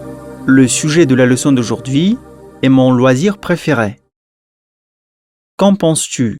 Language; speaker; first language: French; non-native, fluent; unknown